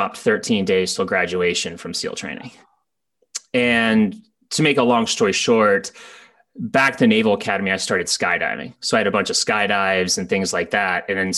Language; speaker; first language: English; native; English